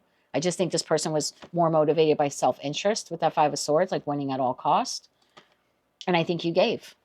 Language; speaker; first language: English; native; English